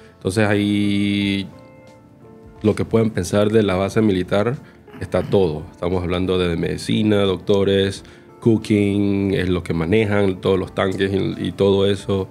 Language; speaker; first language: Spanish; early bilingual, other home language; Korean